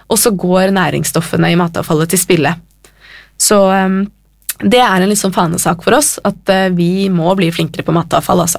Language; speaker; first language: Norwegian; native; Norwegian